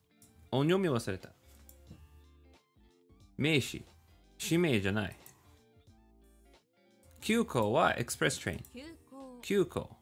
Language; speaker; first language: Japanese; non-native, learner; English